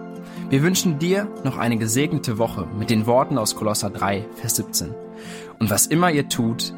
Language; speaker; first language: German; native; German